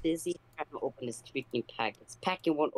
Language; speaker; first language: English; native; English